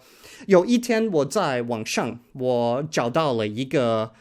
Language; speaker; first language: Chinese; non-native, learner; English